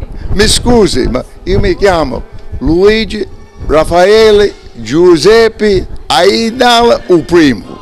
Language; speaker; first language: Italian; early bilingual, heritage; English